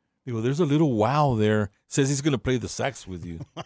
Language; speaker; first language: English; early bilingual, other home language; Spanish